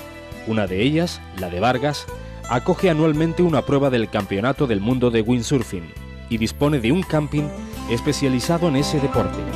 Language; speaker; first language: Spanish; native; Spanish